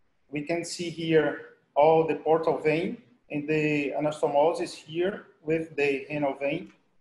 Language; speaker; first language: English; non-native, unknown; Portuguese